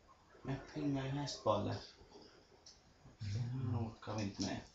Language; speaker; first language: Swedish; native; Swedish